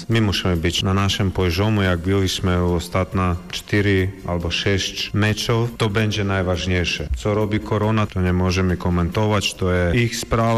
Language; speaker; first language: Polish; non-native, fluent; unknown